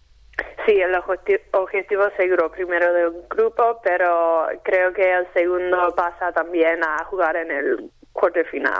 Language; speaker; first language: Spanish; non-native, fluent; English